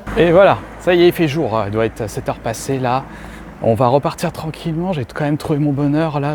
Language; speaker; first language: French; native; French